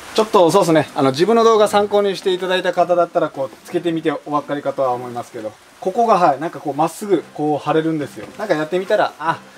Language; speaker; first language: Japanese; native; Japanese